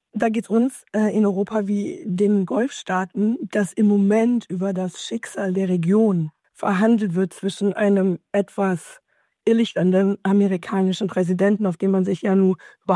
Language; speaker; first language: German; native; German